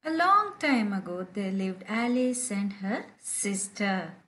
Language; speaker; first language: English; non-native, local second language; Kannada